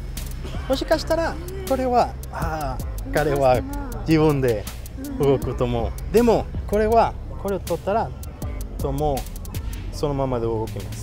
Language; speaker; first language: Japanese; non-native, learner; Spanish